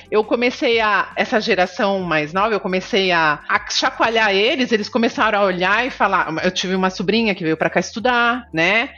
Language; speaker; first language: Portuguese; native; Portuguese